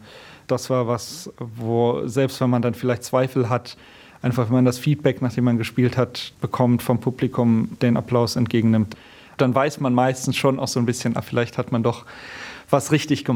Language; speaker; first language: German; native; German